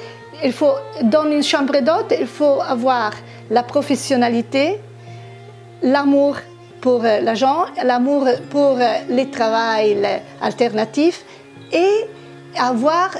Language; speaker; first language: French; non-native, fluent; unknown